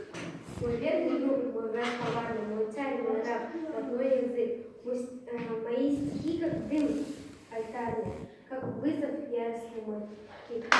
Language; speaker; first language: Russian; non-native, local second language; Kazakh